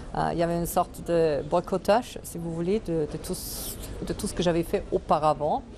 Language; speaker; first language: French; non-native, fluent; German